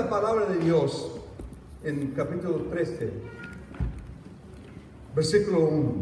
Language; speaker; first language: Spanish; non-native, fluent; English